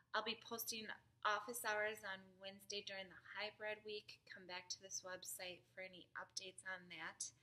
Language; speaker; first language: English; native; English